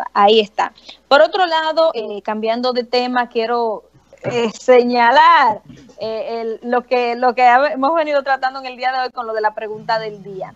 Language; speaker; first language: Spanish; native; Spanish